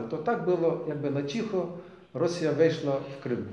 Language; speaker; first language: Polish; non-native, learner; Ukrainian